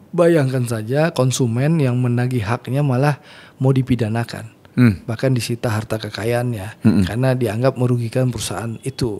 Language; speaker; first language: Indonesian; native; Indonesian